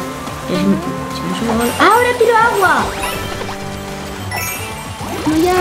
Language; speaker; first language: Spanish; native; Spanish